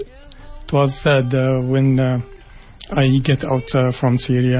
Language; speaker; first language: English; non-native, learner; Arabic